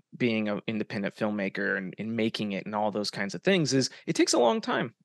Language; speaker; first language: English; native; English